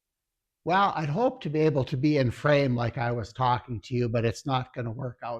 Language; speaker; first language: English; native; English